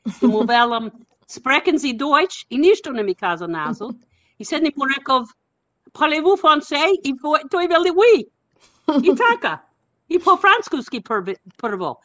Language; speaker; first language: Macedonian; non-native, fluent; English